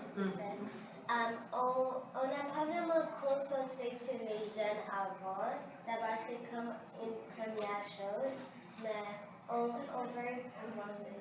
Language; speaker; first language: French; early bilingual, other home language; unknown